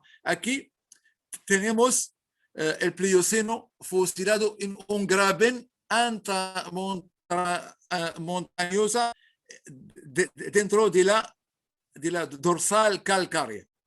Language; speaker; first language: Spanish; non-native, learner; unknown